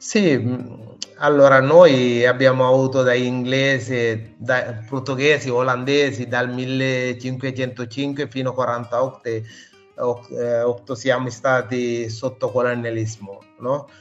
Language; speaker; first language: Italian; non-native, fluent; Sinhala